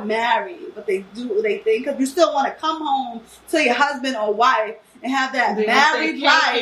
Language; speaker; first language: English; native; English